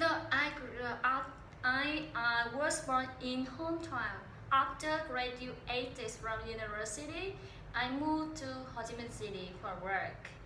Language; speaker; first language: English; non-native, learner; Vietnamese